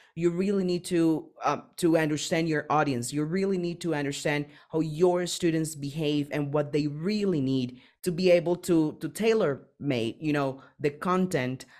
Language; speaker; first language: English; non-native, fluent; Spanish